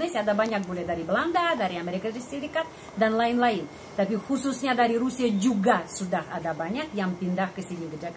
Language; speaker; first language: Indonesian; non-native, fluent; Russian